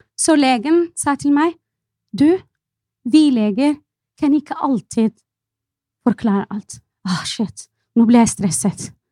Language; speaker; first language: Norwegian; non-native, fluent; Arabic